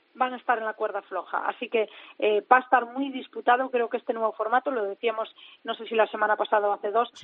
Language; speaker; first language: Spanish; native; Spanish